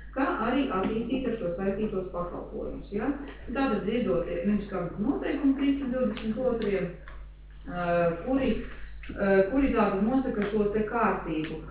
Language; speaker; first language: Latvian; native; Latvian